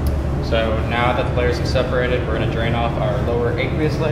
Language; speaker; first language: English; native; English